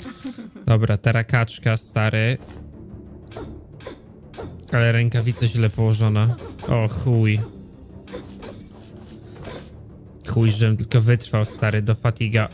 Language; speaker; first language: Polish; native; Polish